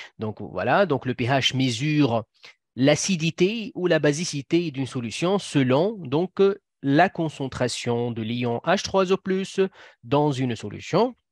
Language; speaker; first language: French; non-native, local second language; Arabic